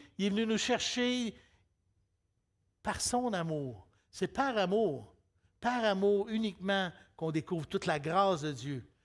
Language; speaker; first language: French; native; French